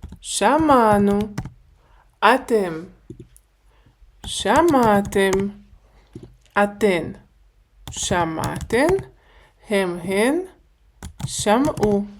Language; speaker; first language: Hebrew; non-native, fluent; Ukrainian